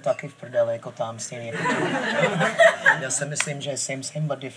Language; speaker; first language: Czech; non-native, fluent; English